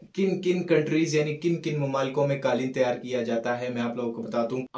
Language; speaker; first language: Urdu; non-native, fluent; Persian